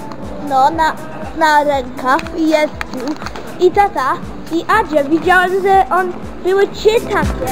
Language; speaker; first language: Polish; early bilingual, heritage; Polish